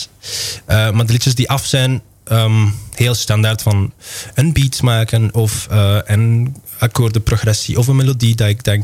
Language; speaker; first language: Dutch; non-native, local second language; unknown